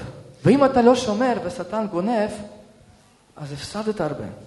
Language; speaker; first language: Hebrew; early bilingual, other home language; Russian